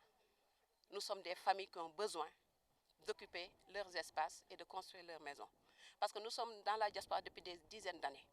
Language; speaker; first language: French; non-native, local second language; Wolof